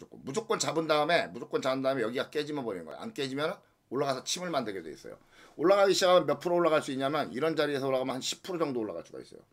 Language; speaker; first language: Korean; native; Korean